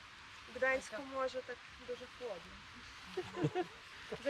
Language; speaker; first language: Polish; non-native, learner; Russian